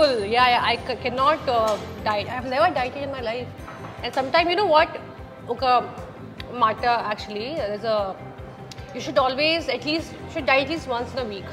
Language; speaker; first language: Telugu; non-native, learner; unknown